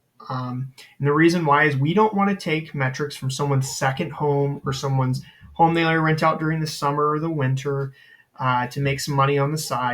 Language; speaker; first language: English; native; English